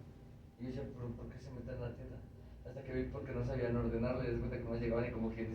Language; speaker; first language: Spanish; native; Spanish